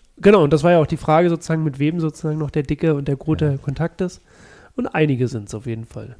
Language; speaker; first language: German; native; German